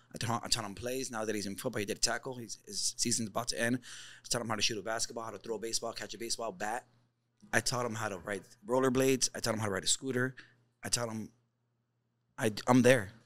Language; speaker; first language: English; native; English